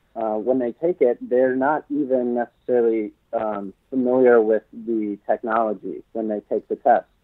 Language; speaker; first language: English; native; English